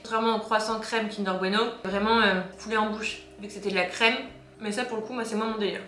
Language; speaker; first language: French; native; French